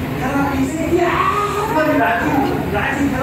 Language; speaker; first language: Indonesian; non-native, learner; Korean